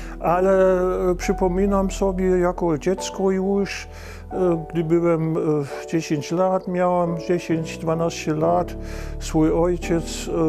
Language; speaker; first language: Polish; non-native, fluent; German